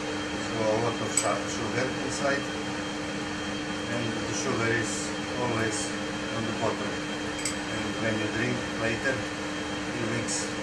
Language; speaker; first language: English; non-native, learner; Croatian